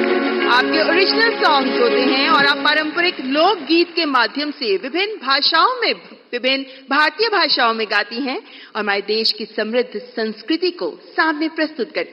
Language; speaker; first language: Hindi; native; Hindi